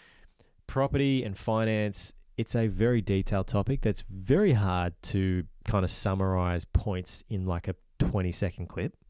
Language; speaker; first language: English; native; English